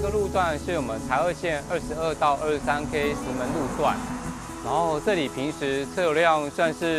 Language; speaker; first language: Chinese; native; Chinese